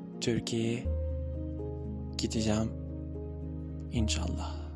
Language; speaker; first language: Turkish; non-native, learner; Arabic